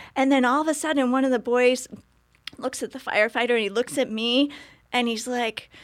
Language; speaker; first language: English; native; English